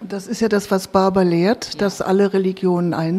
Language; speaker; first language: German; native; German